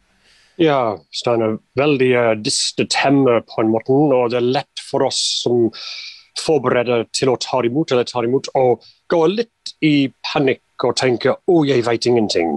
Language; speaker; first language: Norwegian; non-native, fluent; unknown